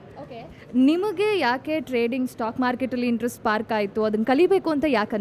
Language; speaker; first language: Kannada; native; Kannada